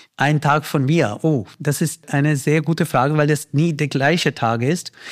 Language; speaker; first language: German; non-native, fluent; Hindi